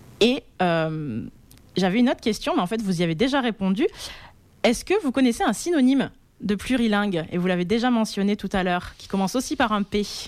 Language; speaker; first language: French; native; French